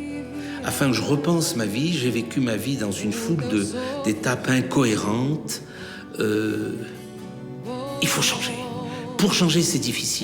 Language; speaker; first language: French; native; French